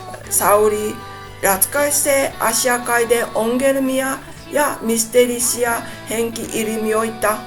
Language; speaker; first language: Finnish; non-native, learner; Japanese